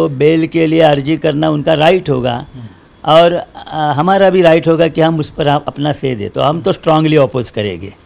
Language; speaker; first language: Hindi; non-native, local second language; Marathi